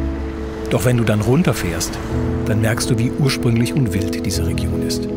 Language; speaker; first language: German; native; German